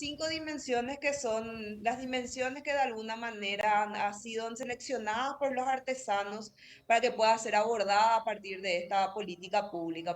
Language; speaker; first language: Spanish; native; Spanish